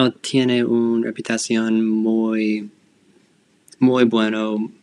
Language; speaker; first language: Spanish; non-native, learner; English